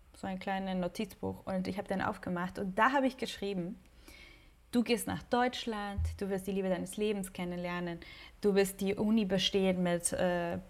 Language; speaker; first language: German; non-native, fluent; Spanish